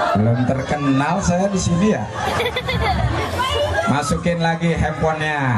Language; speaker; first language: Indonesian; native; Indonesian